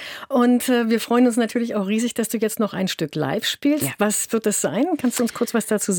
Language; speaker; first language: German; native; German